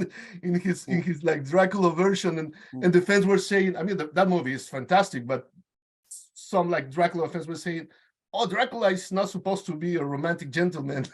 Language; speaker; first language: English; non-native, fluent; Spanish